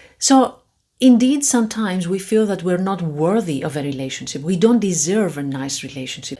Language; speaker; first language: English; non-native, fluent; Greek